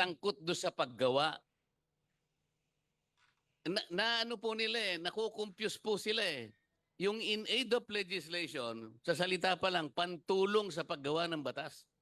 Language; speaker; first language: Filipino; native; Filipino